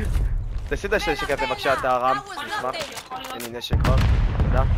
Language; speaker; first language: Hebrew; native; Hebrew